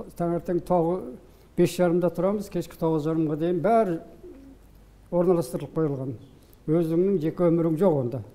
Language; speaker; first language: Kazakh; native; Kazakh